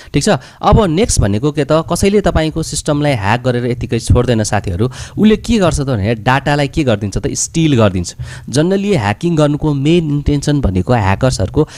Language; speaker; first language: Nepali; native; Nepali